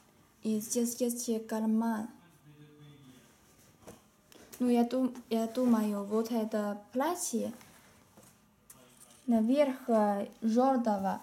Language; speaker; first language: Russian; non-native, learner; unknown